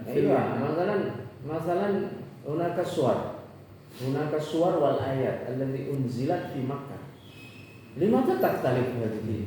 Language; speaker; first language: Arabic; non-native, fluent; Indonesian